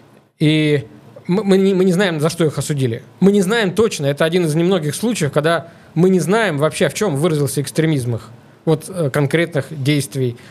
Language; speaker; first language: Russian; native; Russian